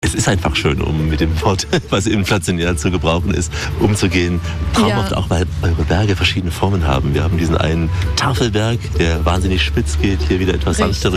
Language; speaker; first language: German; native; German